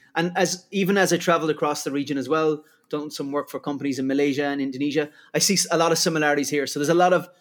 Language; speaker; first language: English; native; English